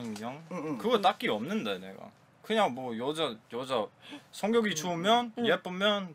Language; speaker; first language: Korean; non-native, learner; Croatian